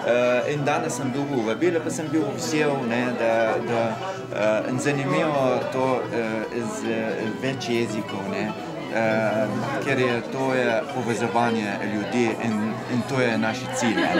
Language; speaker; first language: Slovenian; non-native, fluent; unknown